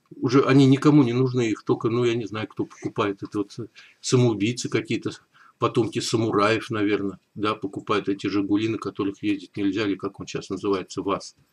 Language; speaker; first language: Russian; native; Russian